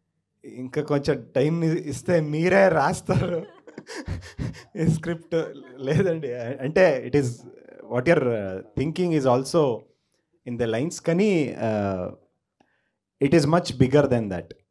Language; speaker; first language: Telugu; non-native, learner; Kannada